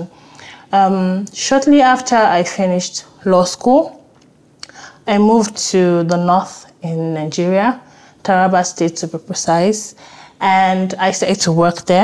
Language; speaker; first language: English; non-native, local second language; Yoruba